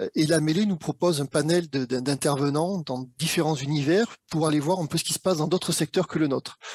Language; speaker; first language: French; native; French